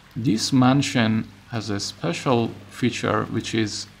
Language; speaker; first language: English; non-native, fluent; Persian